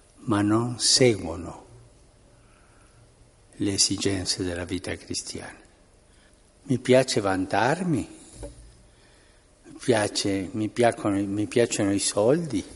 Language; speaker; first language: Italian; non-native, fluent; Spanish